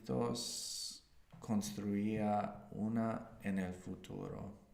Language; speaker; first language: Spanish; non-native, learner; English